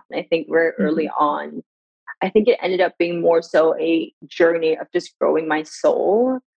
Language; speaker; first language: English; early bilingual, other home language; Persian